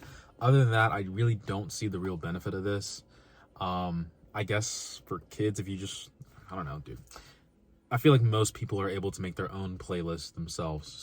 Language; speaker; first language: English; native; English